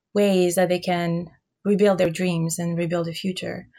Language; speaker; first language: English; early bilingual, other home language; Albanian